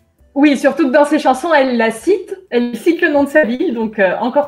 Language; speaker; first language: French; native; French